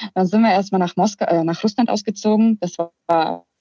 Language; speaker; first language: German; early bilingual, other home language; Russian